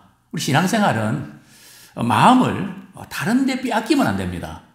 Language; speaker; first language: Korean; native; Korean